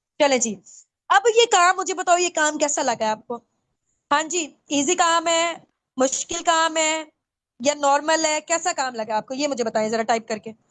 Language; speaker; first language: Urdu; non-native, local second language; Punjabi